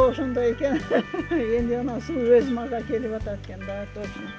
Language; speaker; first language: Kyrgyz; non-native, fluent; Russian